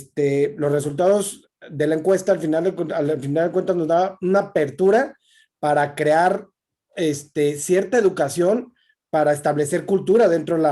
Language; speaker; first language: Spanish; native; Spanish